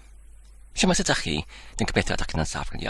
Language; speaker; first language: Welsh; non-native, learner; Polish